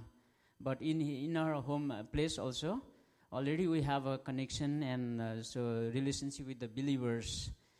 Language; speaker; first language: English; non-native, local second language; Nepali